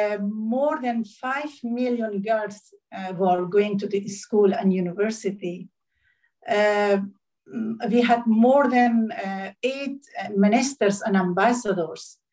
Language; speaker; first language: English; non-native, learner; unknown